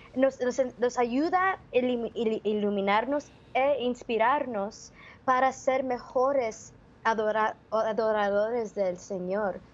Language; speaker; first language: Spanish; early bilingual, heritage; Spanish